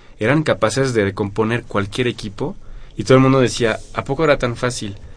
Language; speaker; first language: Spanish; non-native, fluent; French